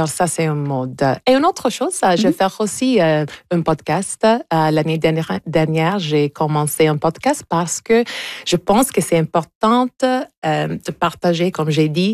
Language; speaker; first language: French; non-native, fluent; English